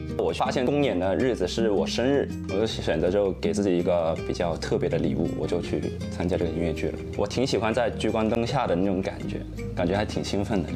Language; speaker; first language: Chinese; non-native, local second language; Cantonese